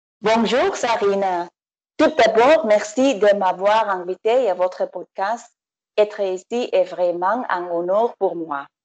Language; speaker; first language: French; non-native, fluent; English